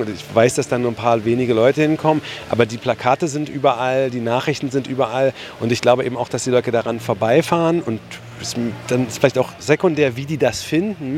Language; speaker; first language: German; native; German